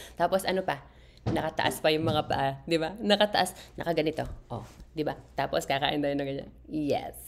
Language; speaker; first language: Filipino; non-native, local second language; Pampanga